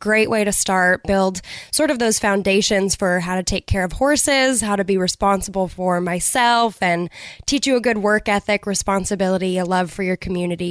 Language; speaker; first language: English; native; English